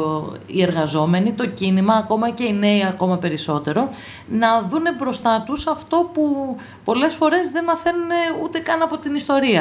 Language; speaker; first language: Greek; native; Greek